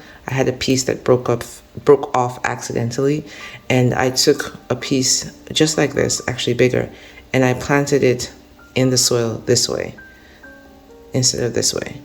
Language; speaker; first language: English; native; English